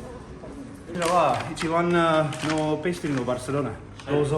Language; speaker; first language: Japanese; non-native, learner; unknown